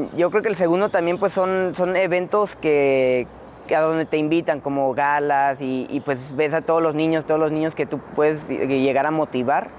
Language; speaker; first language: Spanish; early bilingual, heritage; Spanish